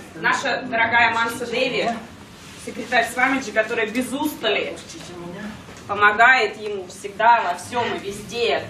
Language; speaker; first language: Russian; non-native, local second language; Georgian